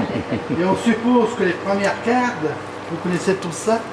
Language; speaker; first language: French; native; French